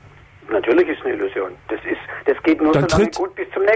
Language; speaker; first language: German; native; German